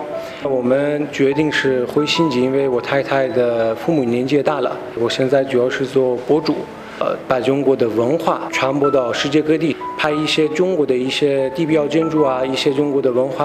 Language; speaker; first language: Chinese; non-native, fluent; Persian